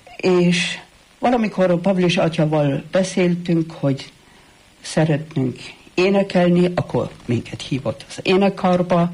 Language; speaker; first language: Hungarian; early bilingual, heritage; Hungarian